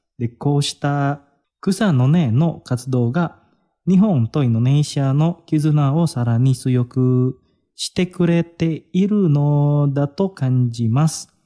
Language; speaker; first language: Japanese; non-native, fluent; Indonesian